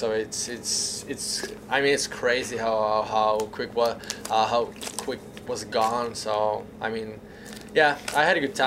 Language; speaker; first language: English; non-native, learner; Czech